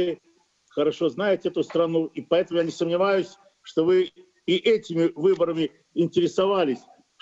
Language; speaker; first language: Russian; native; Russian